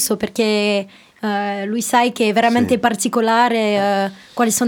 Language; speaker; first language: Italian; non-native, fluent; French